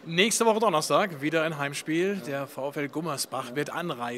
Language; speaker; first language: German; native; German